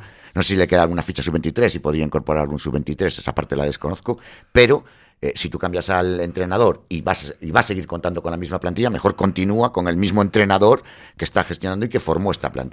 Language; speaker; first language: Spanish; native; Spanish